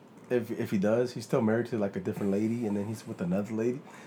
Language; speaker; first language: English; early bilingual, other home language; Spanish